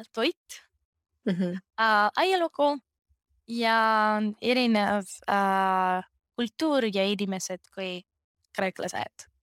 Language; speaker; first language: Estonian; non-native, learner; Greek